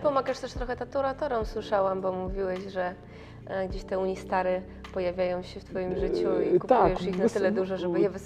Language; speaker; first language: Polish; native; Polish